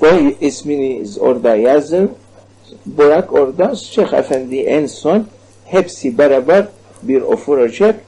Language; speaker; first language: Turkish; non-native, learner; Arabic